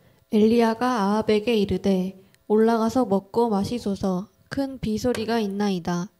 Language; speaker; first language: Korean; native; Korean